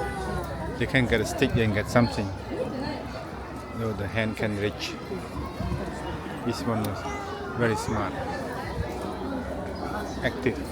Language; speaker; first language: English; non-native, learner; Vietnamese